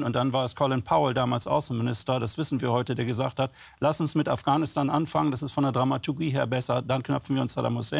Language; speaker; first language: German; native; German